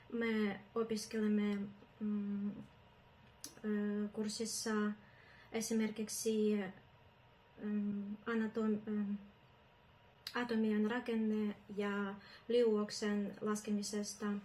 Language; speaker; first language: Finnish; non-native, learner; Ukrainian